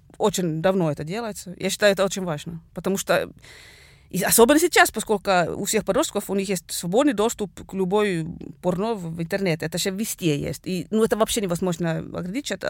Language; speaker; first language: Russian; non-native, fluent; Swedish